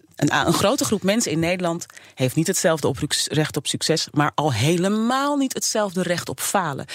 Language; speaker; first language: Dutch; native; Dutch